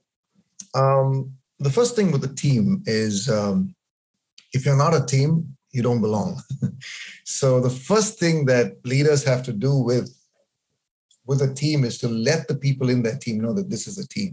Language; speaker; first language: English; non-native, local second language; Malayalam